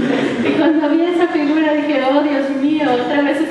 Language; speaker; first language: Spanish; native; Spanish